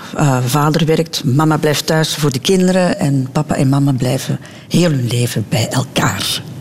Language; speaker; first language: Dutch; native; Dutch